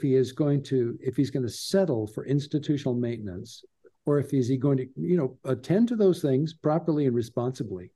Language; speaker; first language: English; native; English